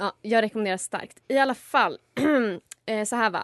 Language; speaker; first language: Swedish; native; Swedish